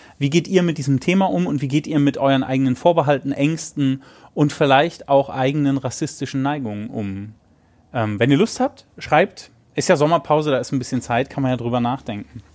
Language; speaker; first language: German; native; German